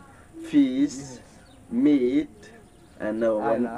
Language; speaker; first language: English; non-native, learner; Newari